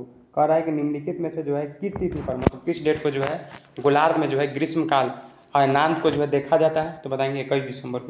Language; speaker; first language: Hindi; native; Hindi